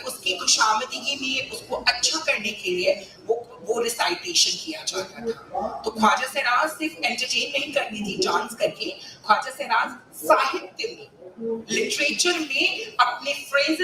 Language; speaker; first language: Hindi; native; Hindi